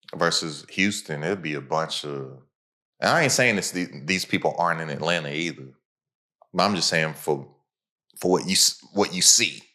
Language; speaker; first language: English; native; English